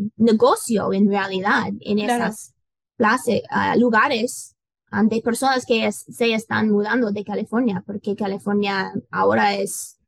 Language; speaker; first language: Spanish; non-native, learner; English